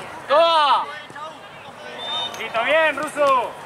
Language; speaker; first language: Spanish; native; Spanish